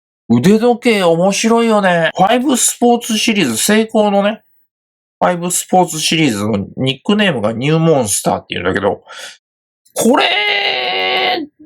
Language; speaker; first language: Japanese; native; Japanese